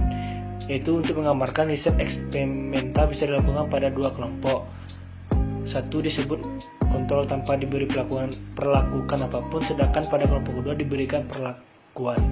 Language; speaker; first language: Indonesian; native; Indonesian